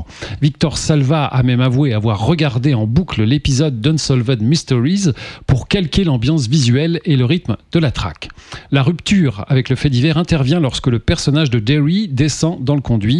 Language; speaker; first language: French; native; French